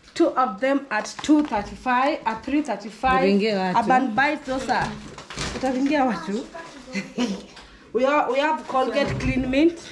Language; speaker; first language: English; non-native, local second language; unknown